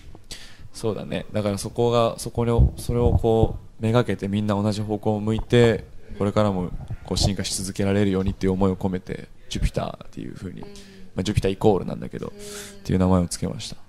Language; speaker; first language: Japanese; native; Japanese